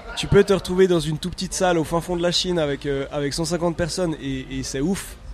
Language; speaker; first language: French; native; French